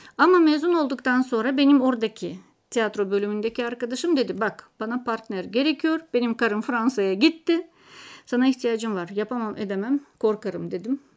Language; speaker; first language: Turkish; non-native, fluent; Russian